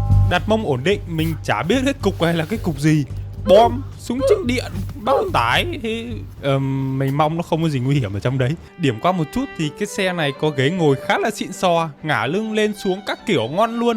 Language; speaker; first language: Vietnamese; native; Vietnamese